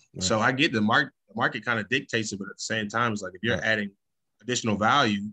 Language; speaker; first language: English; native; English